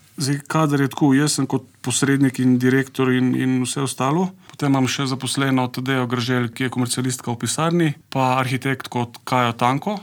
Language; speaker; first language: Slovenian; native; Slovenian